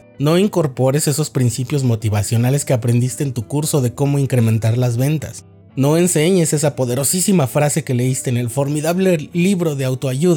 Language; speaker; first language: Spanish; native; Spanish